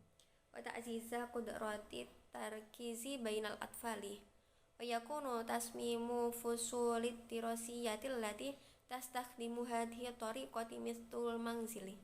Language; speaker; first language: Arabic; non-native, learner; Indonesian